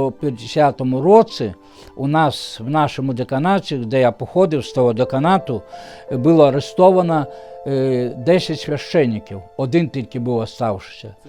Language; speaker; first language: Ukrainian; non-native, fluent; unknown